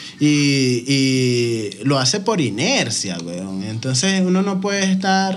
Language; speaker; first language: Spanish; native; Spanish